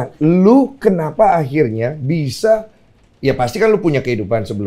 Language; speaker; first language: Indonesian; native; Indonesian